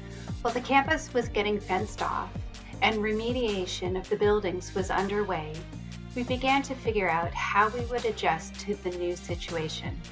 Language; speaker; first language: English; native; English